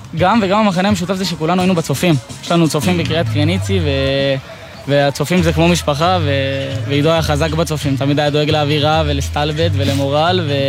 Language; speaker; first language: Hebrew; native; Hebrew